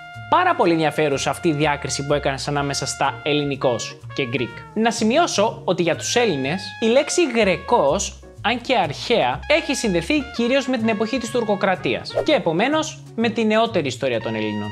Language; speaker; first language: Greek; native; Greek